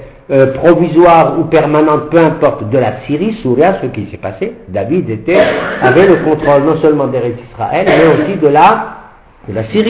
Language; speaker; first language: French; native; French